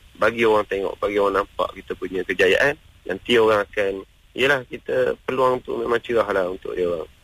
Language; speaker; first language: Malay; non-native, local second language; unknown